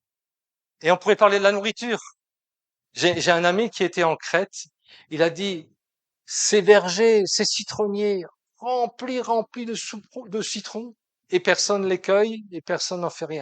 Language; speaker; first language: French; native; French